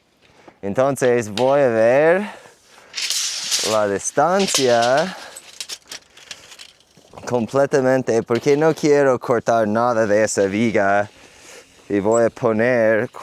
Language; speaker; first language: Spanish; non-native, fluent; English